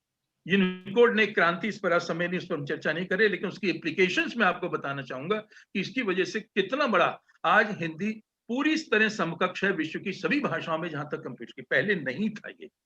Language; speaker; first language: Hindi; native; Hindi